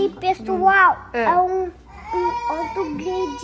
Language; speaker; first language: Portuguese; early bilingual, heritage; English